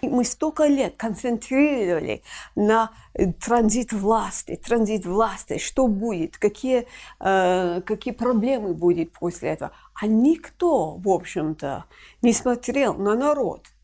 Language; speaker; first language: Russian; non-native, fluent; English